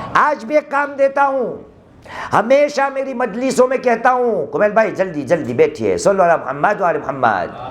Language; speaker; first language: Urdu; non-native, local second language; Gujarati